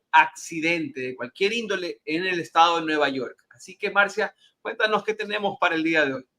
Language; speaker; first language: Spanish; native; Spanish